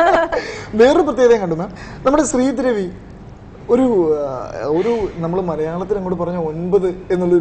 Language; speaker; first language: Malayalam; native; Malayalam